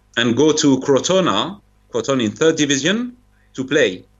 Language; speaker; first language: English; non-native, fluent; French